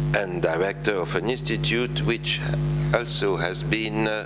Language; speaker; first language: English; non-native, fluent; French